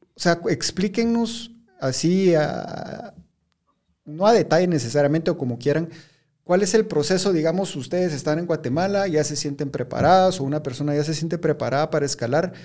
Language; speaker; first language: Spanish; native; Spanish